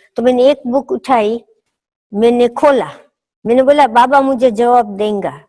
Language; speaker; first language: Hindi; non-native, fluent; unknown